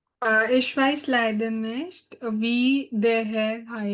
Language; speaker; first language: German; non-native, learner; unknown